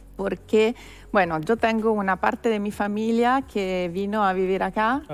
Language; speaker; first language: Spanish; non-native, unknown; Italian